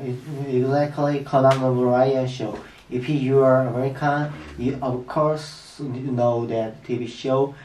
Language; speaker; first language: English; non-native, learner; Korean